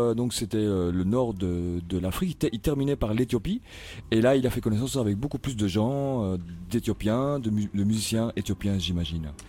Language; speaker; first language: French; native; French